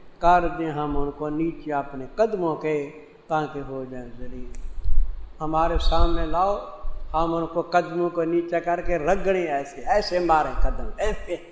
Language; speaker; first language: Urdu; non-native, local second language; Punjabi